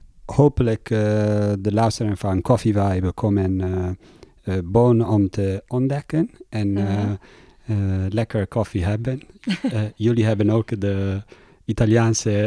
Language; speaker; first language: Dutch; non-native, learner; Italian